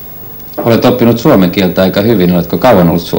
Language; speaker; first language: Finnish; native; Finnish